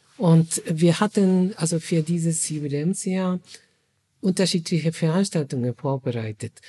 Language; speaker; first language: German; non-native, fluent; Japanese